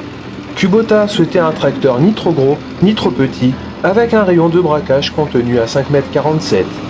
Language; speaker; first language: French; native; French